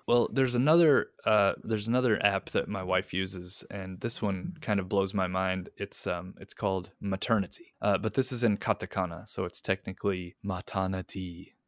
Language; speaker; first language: English; native; English